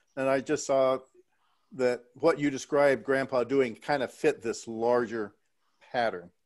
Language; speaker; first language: English; early bilingual, other home language; Spanish